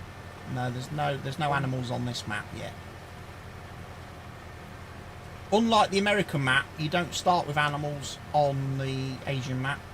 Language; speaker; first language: English; native; English